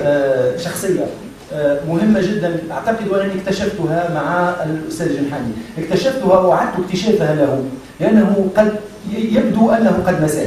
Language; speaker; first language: Arabic; native; Arabic